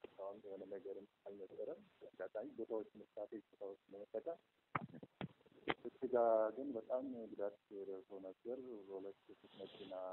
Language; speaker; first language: Amharic; native; Amharic